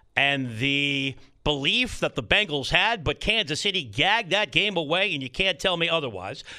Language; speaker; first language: English; native; English